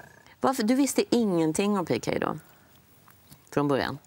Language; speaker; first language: Swedish; native; Swedish